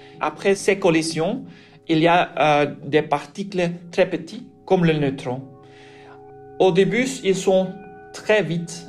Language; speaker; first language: French; non-native, local second language; Dutch